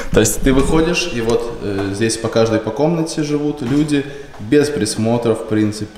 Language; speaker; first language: Russian; native; Russian